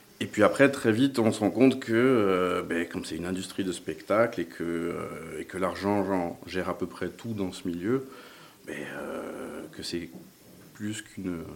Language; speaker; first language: French; native; French